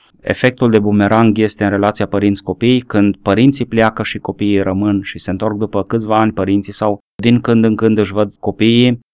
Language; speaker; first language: Romanian; native; Romanian